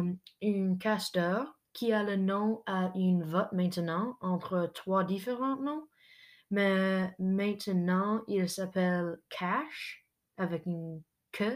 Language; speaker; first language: French; non-native, local second language; English